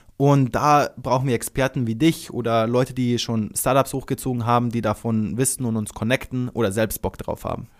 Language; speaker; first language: German; early bilingual, other home language; Croatian